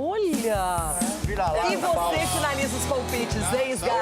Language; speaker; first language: Portuguese; native; Portuguese